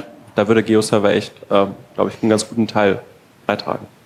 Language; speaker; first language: German; native; German